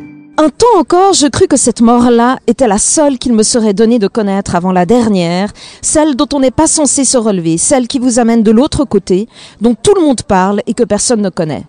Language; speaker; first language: French; native; French